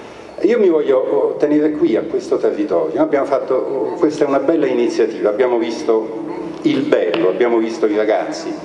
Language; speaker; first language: Italian; native; Italian